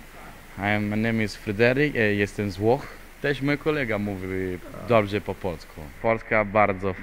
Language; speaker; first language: Polish; non-native, learner; Italian